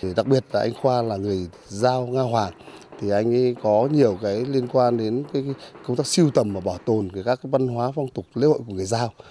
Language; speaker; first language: Vietnamese; native; Vietnamese